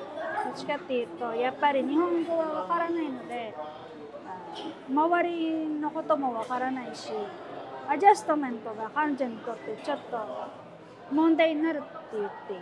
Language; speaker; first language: Japanese; non-native, fluent; Filipino